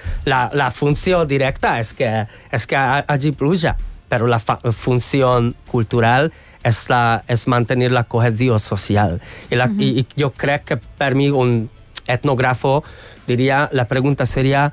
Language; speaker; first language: Catalan; non-native, fluent; Hungarian